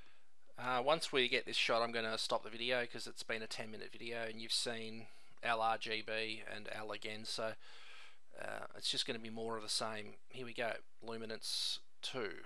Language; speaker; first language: English; native; English